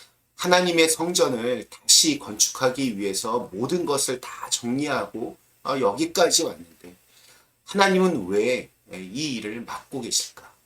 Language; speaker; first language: Korean; native; Korean